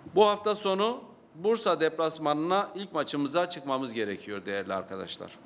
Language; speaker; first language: Turkish; native; Turkish